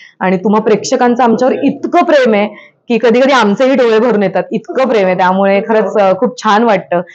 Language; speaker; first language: Marathi; native; Marathi